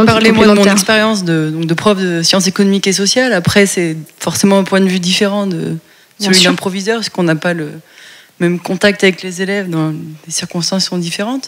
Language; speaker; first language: French; native; French